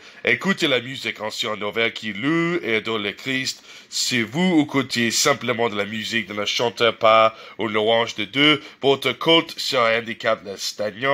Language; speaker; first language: French; non-native, learner; English